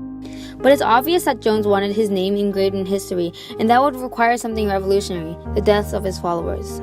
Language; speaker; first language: English; native; English